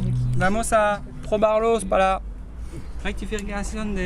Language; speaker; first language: Spanish; non-native, learner; French